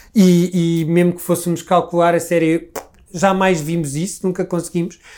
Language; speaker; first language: Portuguese; native; Portuguese